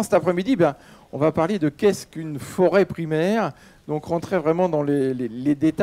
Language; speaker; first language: French; native; French